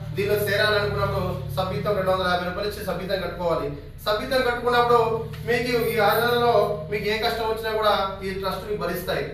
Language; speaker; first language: Telugu; native; Telugu